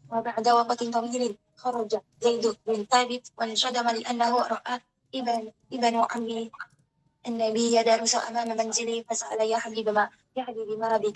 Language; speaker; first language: Arabic; non-native, learner; Indonesian